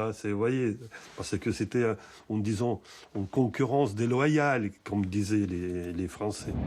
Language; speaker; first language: French; non-native, fluent; Russian